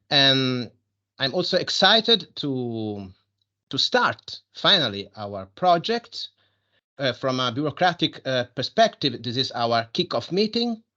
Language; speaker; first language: English; non-native, fluent; Italian